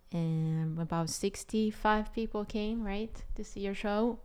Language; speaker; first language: English; non-native, fluent; Hebrew